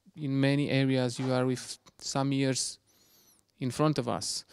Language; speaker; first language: English; non-native, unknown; Romanian